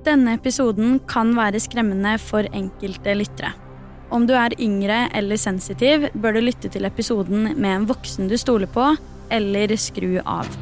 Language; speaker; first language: Norwegian; native; Norwegian